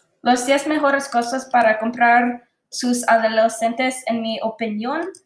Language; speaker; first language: Spanish; non-native, learner; English